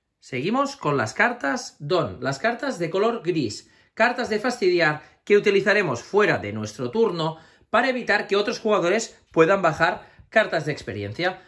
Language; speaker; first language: Spanish; native; Spanish